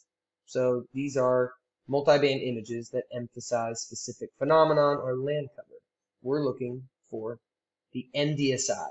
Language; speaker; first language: English; native; English